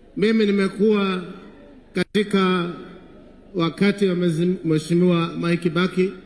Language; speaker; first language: Swahili; non-native, local second language; Kikuyu